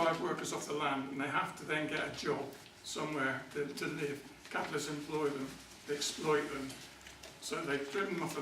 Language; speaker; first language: English; native; English